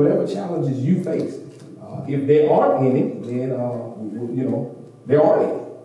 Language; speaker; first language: English; native; English